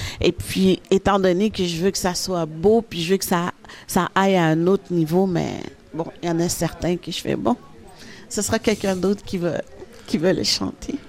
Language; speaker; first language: French; early bilingual, other home language; Haitian Creole